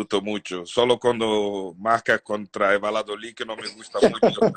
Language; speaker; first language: Spanish; non-native, fluent; Portuguese